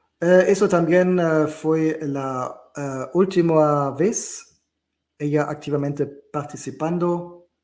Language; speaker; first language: Spanish; non-native, learner; German